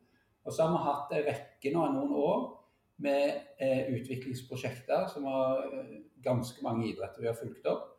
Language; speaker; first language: Norwegian; native; Norwegian